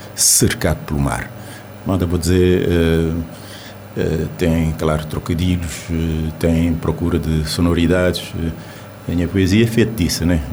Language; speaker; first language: Portuguese; non-native, local second language; Kabuverdianu